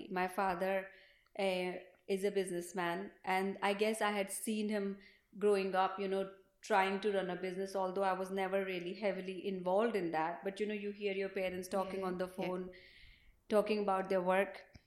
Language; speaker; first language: English; non-native, local second language; Hindi